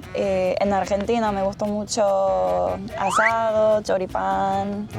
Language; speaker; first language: Spanish; non-native, fluent; Japanese